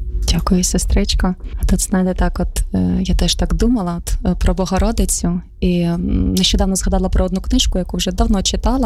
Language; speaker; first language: Ukrainian; native; Ukrainian